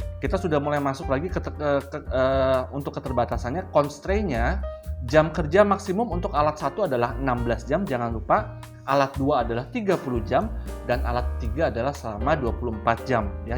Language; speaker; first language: Indonesian; native; Indonesian